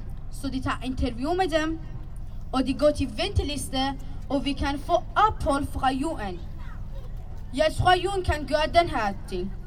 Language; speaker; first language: Danish; early bilingual, other home language; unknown